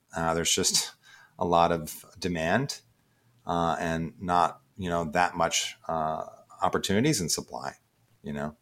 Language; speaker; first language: English; native; English